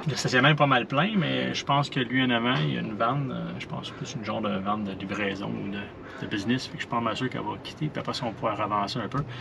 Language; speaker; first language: French; native; French